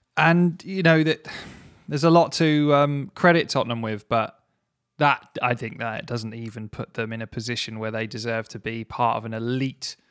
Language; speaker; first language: English; native; English